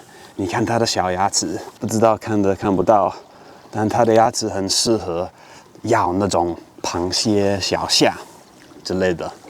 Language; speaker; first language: Chinese; non-native, fluent; English